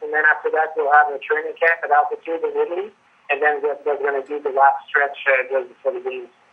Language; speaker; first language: English; non-native, local second language; French